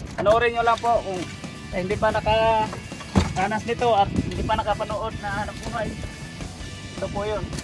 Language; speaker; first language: Filipino; non-native, local second language; Masbatenyo